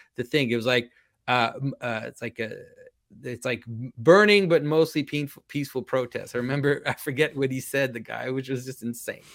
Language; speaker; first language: English; non-native, fluent; French